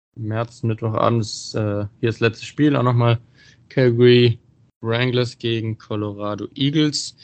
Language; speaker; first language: German; native; German